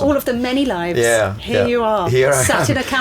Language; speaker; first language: English; native; English